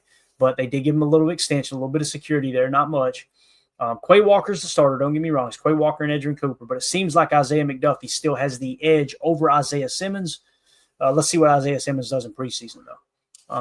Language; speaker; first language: English; native; English